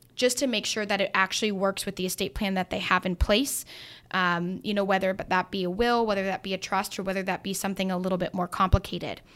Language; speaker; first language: English; native; English